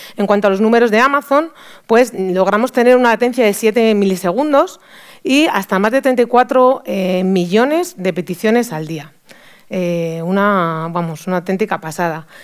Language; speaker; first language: Spanish; native; Spanish